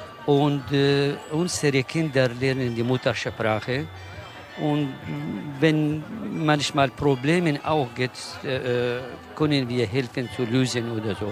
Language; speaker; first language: German; non-native, learner; Kurdish